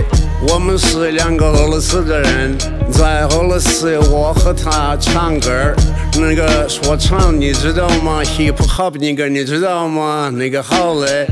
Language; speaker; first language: Chinese; non-native, learner; Russian